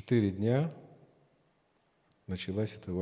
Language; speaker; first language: Russian; native; Russian